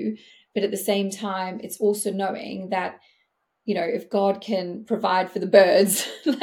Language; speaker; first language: English; native; English